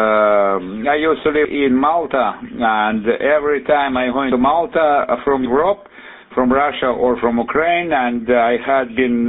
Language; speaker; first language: English; non-native, fluent; Russian